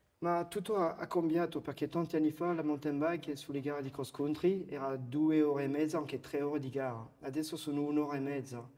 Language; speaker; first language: Italian; non-native, fluent; French